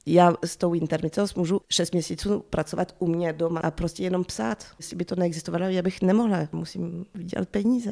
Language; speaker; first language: Czech; early bilingual, heritage; French